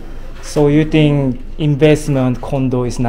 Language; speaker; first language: English; non-native, learner; Korean